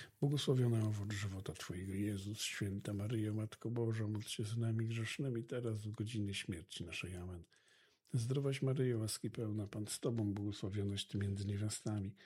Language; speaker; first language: Polish; native; Polish